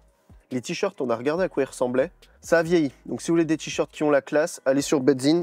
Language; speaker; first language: French; native; French